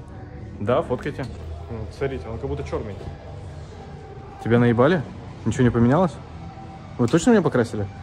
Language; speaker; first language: Russian; native; Russian